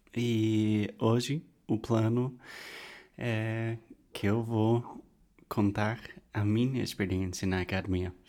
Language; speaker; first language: Portuguese; non-native, fluent; English